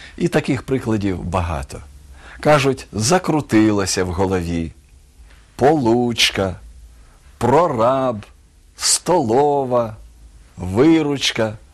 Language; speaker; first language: Ukrainian; native; Ukrainian